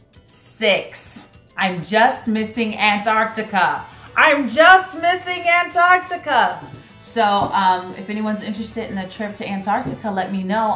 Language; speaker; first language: English; native; English